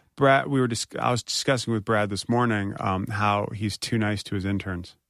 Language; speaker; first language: English; native; English